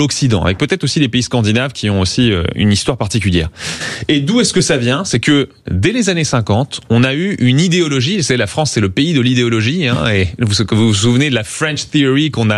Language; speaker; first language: French; native; French